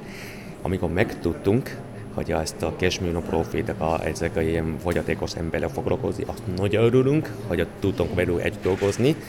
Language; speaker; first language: Hungarian; non-native, learner; Chinese